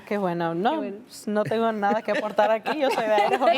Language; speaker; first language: Spanish; native; Spanish